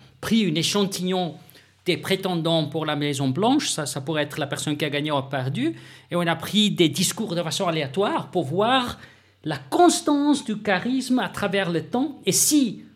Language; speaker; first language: French; non-native, fluent; Afrikaans